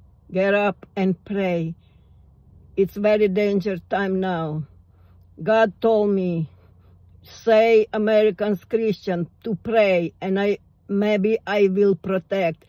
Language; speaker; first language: English; non-native, learner; Russian